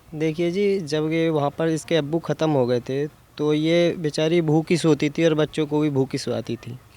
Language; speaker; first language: Hindi; native; Hindi